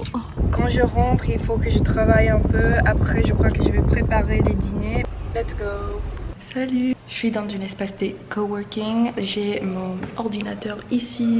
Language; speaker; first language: French; non-native, fluent; English